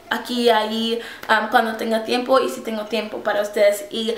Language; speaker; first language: Spanish; early bilingual, heritage; Spanish